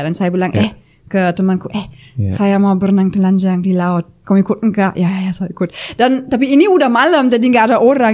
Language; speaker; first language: Indonesian; non-native, fluent; German